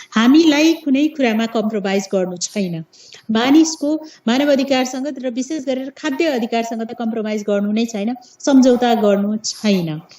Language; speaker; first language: Nepali; non-native, local second language; Awadhi